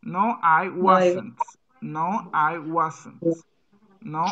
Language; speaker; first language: English; non-native, fluent; Spanish